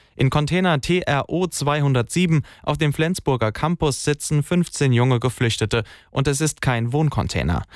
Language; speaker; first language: German; native; German